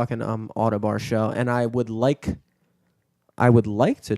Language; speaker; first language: English; native; English